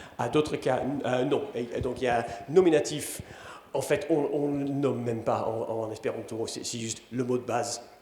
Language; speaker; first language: French; non-native, fluent; English